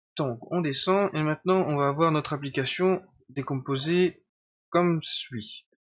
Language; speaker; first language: French; native; French